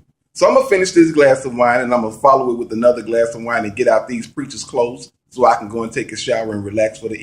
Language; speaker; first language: English; native; English